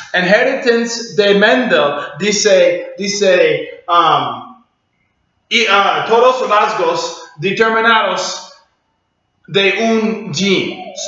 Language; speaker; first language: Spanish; non-native, learner; English